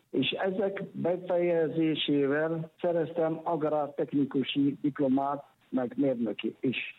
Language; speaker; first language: Hungarian; non-native, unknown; Arabic